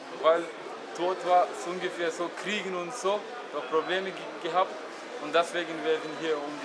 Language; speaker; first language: German; non-native, learner; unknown